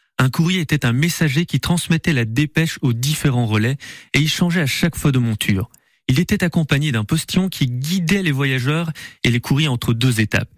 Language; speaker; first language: French; native; French